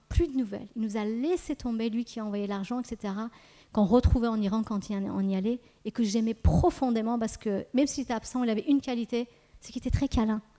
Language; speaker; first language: French; early bilingual, other home language; Persian